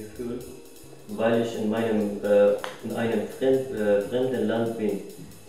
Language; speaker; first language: German; non-native, learner; Arabic